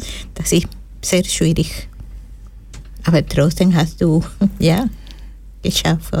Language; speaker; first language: German; non-native, learner; Spanish